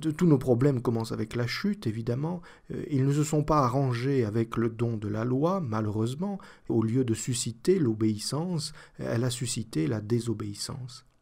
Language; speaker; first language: French; native; French